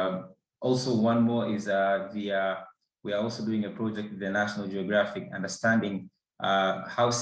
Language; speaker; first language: English; non-native, local second language; Swahili